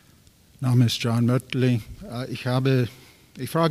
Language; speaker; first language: German; non-native, learner; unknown